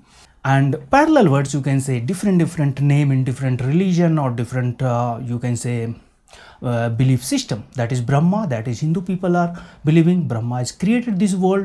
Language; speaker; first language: English; non-native, local second language; Hindi